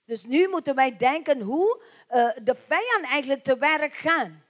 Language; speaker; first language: Dutch; non-native, learner; Indonesian